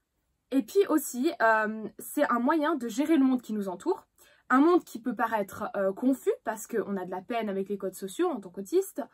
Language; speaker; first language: French; native; French